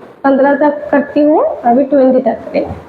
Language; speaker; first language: Hindi; non-native, local second language; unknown